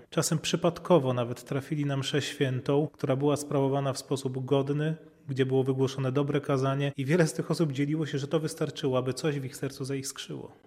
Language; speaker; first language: Polish; native; Polish